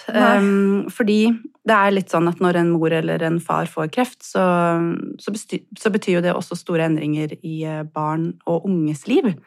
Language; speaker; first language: Norwegian; native; Norwegian